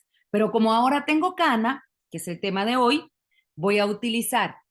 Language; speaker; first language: Spanish; native; Spanish